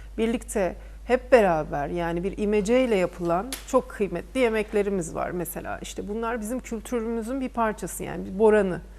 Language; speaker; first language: Turkish; native; Turkish